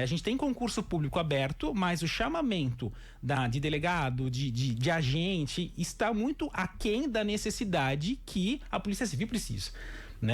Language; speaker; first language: Portuguese; native; Portuguese